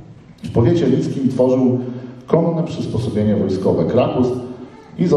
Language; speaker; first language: Polish; native; Polish